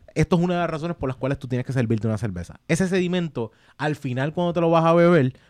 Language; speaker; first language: Spanish; native; Spanish